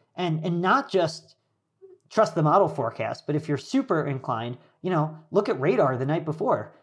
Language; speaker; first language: English; native; English